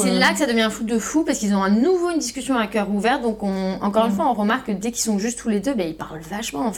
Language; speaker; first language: French; native; French